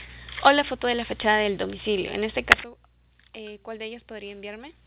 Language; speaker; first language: Spanish; native; Spanish